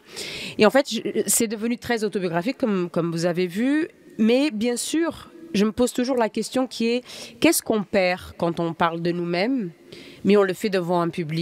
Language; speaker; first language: French; non-native, fluent; Portuguese